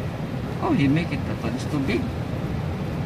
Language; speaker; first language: English; non-native, local second language; Filipino